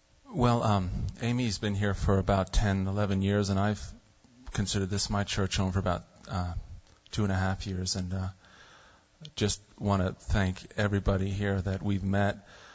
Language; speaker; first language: English; native; English